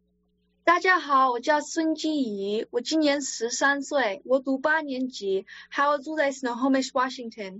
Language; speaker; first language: Chinese; early bilingual, other home language; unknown